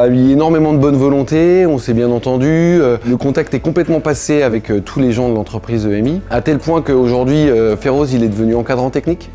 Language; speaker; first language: French; native; French